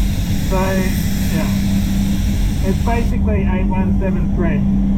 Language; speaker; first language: English; native; English